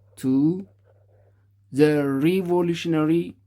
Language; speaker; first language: English; non-native, local second language; Amharic